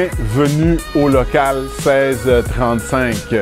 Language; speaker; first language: French; native; French